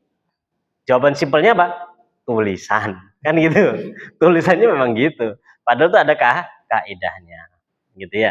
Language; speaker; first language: Indonesian; native; Indonesian